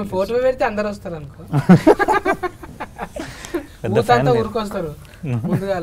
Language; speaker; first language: Telugu; native; Telugu